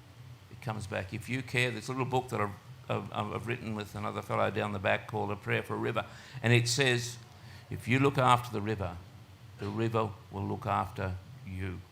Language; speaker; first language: English; native; English